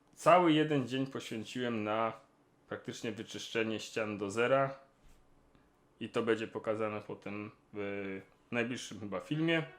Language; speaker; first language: Polish; non-native, local second language; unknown